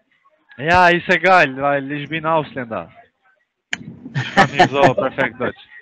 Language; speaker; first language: German; early bilingual, other home language; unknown